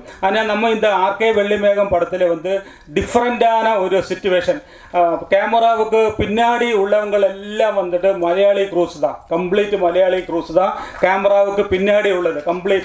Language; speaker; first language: Tamil; non-native, local second language; Malayalam